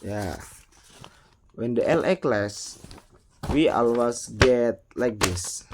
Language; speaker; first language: English; non-native, learner; Indonesian